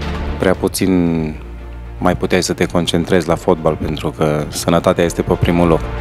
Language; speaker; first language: Romanian; native; Romanian